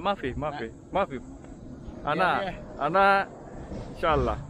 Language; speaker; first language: Arabic; non-native, learner; Indonesian